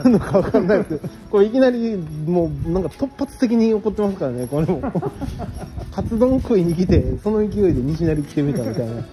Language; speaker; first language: Japanese; native; Japanese